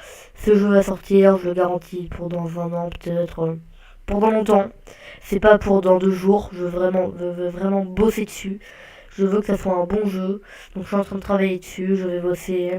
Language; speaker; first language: French; native; French